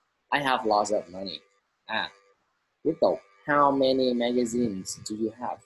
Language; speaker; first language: English; non-native, fluent; Vietnamese